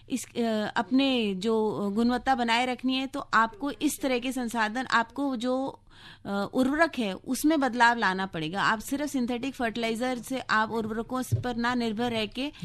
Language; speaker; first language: Hindi; native; Hindi